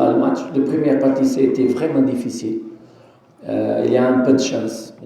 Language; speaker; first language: French; non-native, fluent; Portuguese